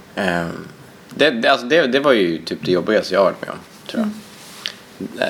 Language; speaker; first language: Swedish; native; Swedish